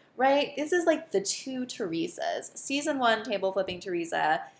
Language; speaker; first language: English; native; English